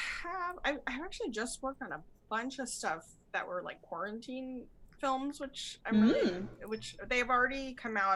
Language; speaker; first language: English; native; English